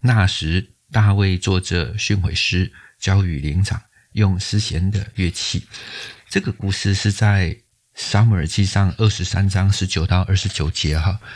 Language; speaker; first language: Chinese; native; Chinese